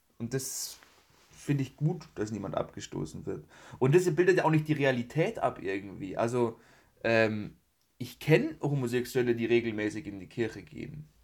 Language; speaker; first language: German; native; German